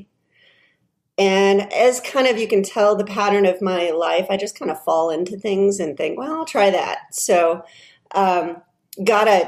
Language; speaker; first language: English; native; English